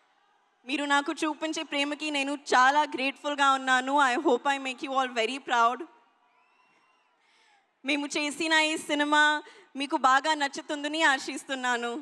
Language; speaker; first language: Telugu; non-native, learner; Hindi